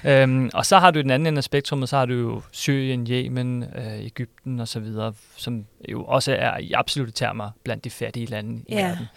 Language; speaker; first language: Danish; native; Danish